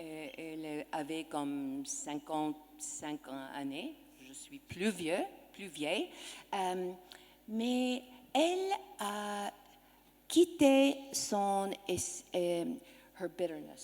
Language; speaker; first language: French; non-native, learner; English